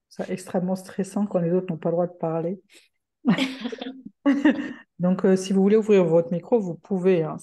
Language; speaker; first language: French; native; French